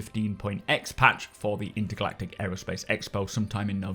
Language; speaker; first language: English; native; English